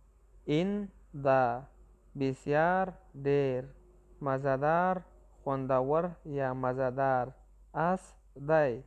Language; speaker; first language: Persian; non-native, local second language; Pashto